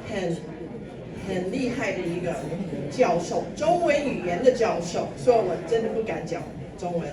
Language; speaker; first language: Chinese; early bilingual, heritage; Chinese